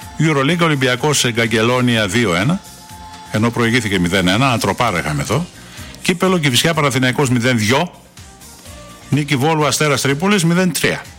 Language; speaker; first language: Greek; native; Greek